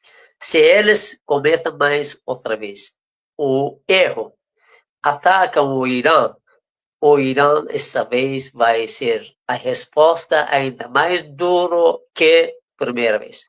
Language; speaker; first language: Portuguese; non-native, fluent; Persian